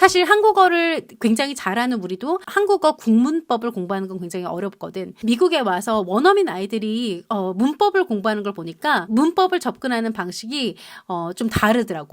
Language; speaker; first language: Korean; native; Korean